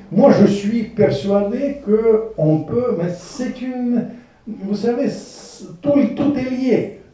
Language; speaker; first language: French; non-native, fluent; Russian